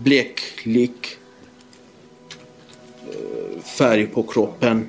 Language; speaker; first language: Swedish; non-native, fluent; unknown